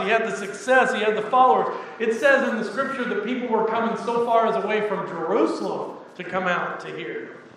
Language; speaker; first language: English; native; English